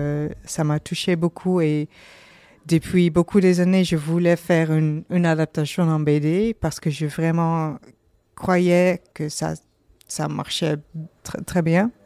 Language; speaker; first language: French; non-native, learner; Dutch